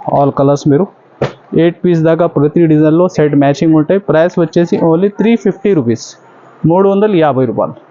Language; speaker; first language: Telugu; non-native, local second language; Urdu